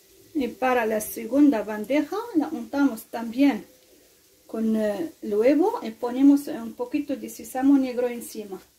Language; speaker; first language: Spanish; non-native, fluent; Arabic